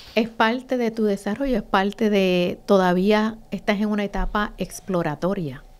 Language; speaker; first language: Spanish; native; Spanish